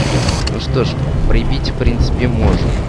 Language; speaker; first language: Russian; native; Russian